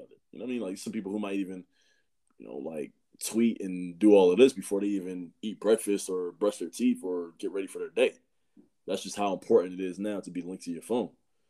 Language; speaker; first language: English; native; English